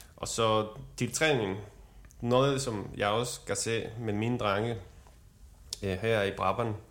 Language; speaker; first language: Danish; non-native, fluent; Spanish